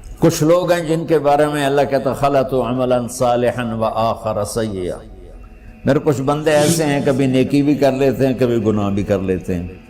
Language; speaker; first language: Urdu; non-native, local second language; Punjabi